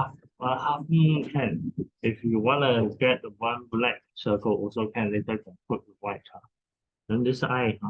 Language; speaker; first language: English; non-native, fluent; Chinese